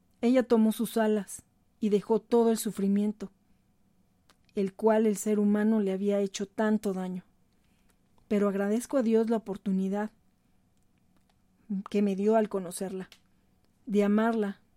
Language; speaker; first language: Spanish; native; Spanish